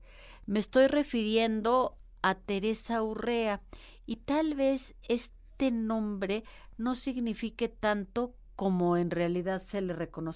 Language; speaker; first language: Spanish; native; Spanish